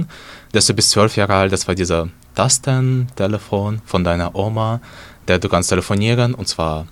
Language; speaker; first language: German; non-native, learner; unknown